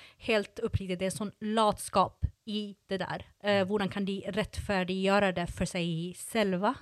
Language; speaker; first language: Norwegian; non-native, fluent; Swedish